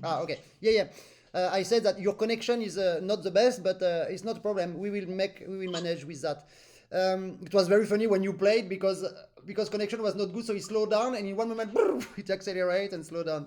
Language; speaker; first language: English; non-native, fluent; French